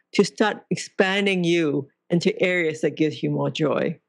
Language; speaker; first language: English; non-native, local second language; Cantonese